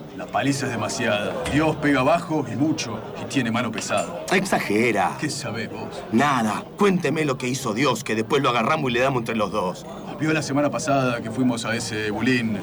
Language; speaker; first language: Spanish; native; Spanish